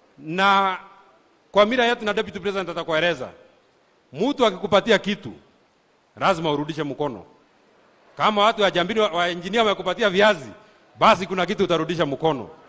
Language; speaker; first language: Swahili; non-native, local second language; Kikuyu